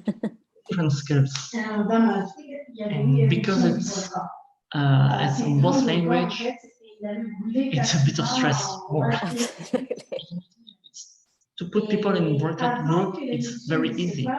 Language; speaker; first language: English; non-native, learner; French